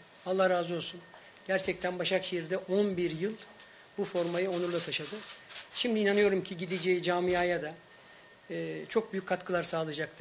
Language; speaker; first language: Turkish; native; Turkish